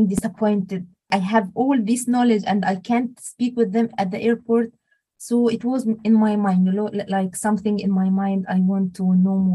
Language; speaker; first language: English; non-native, fluent; Arabic